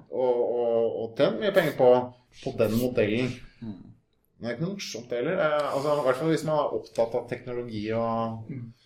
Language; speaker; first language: Norwegian; native; Norwegian